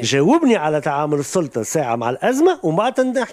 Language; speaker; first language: Arabic; native; Arabic